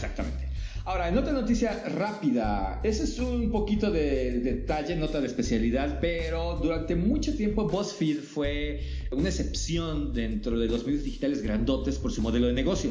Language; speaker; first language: Spanish; native; Spanish